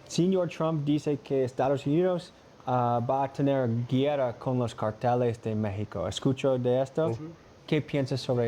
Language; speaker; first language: Spanish; non-native, learner; English